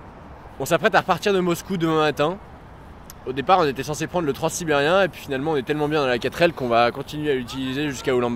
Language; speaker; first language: French; native; French